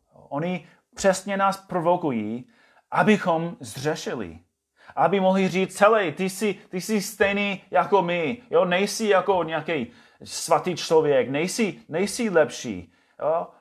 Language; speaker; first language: Czech; non-native, fluent; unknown